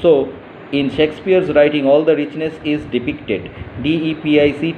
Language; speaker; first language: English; non-native, local second language; Hindi